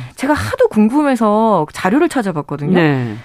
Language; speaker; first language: Korean; native; Korean